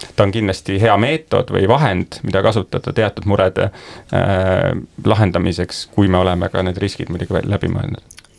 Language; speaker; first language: Estonian; native; Estonian